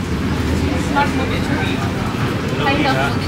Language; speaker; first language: English; non-native, local second language; Hindi